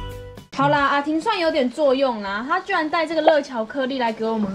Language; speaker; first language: Chinese; native; Chinese